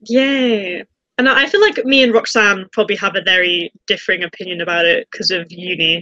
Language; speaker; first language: English; native; English